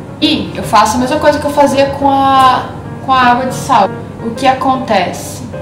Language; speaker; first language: Portuguese; native; Portuguese